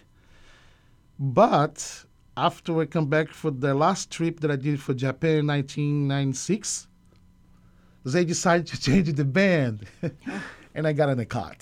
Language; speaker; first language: English; non-native, learner; Portuguese